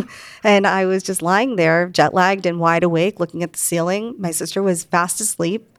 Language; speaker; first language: English; early bilingual, other home language; Hindi